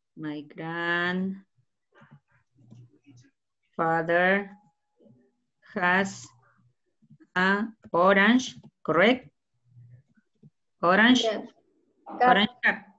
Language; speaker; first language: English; non-native, learner; Spanish